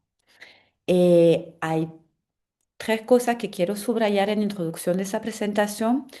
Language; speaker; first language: Spanish; non-native, fluent; French